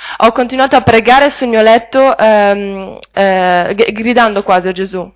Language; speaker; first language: Italian; native; Italian